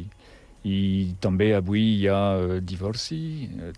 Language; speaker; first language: Catalan; non-native, learner; French